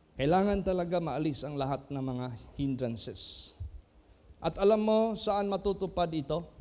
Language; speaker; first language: Filipino; non-native, local second language; Cebuano